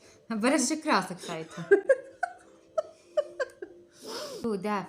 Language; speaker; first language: Arabic; native; Arabic